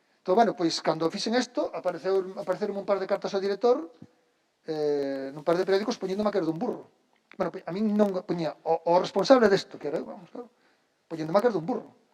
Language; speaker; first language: Galician; native; Galician